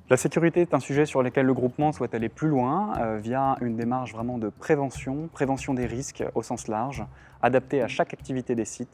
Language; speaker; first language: French; native; French